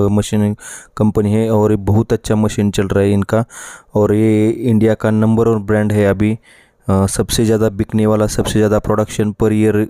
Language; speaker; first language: Hindi; non-native, local second language; Marathi